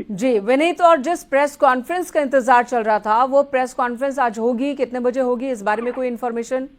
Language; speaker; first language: Hindi; native; Hindi